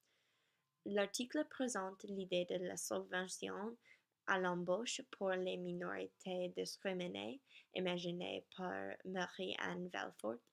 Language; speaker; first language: French; non-native, learner; English